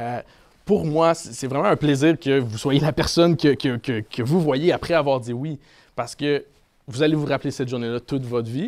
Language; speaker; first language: French; native; French